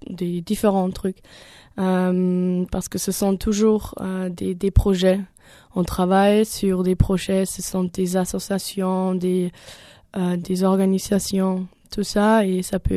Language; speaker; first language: French; non-native, learner; German